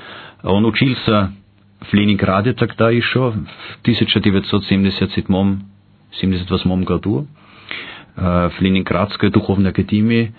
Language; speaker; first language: Russian; non-native, fluent; German